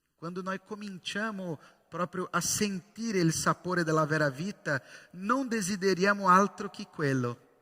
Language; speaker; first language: Italian; non-native, fluent; Portuguese